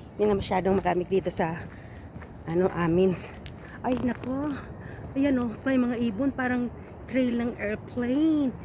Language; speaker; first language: Filipino; non-native, local second language; Hiligaynon